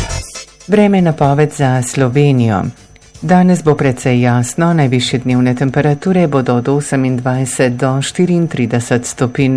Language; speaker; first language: Slovenian; native; Slovenian